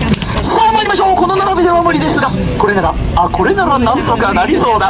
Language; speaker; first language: Japanese; native; Japanese